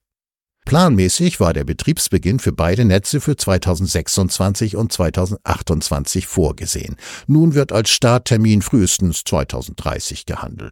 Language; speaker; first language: German; native; German